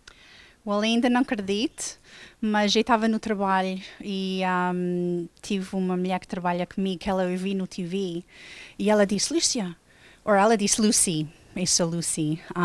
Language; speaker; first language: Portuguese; early bilingual, heritage; Portuguese